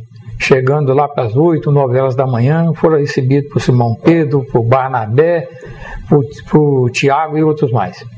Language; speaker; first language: Portuguese; native; Portuguese